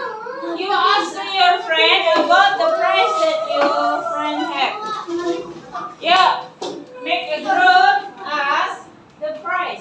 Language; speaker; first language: English; non-native, learner; Indonesian